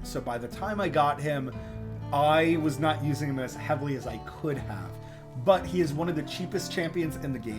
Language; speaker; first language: English; native; English